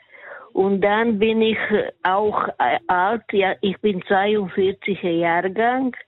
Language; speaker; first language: German; non-native, fluent; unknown